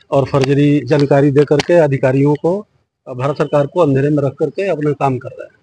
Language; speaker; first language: Hindi; native; Hindi